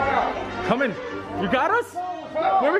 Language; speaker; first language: English; native; English